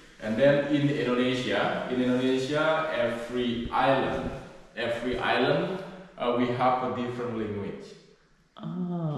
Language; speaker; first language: English; non-native, learner; Balinese